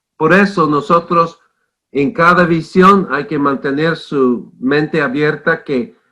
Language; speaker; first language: Spanish; non-native, fluent; English